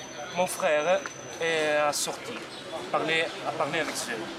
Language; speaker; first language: French; non-native, learner; Arabic